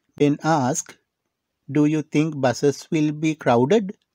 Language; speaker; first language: English; non-native, local second language; Sinhala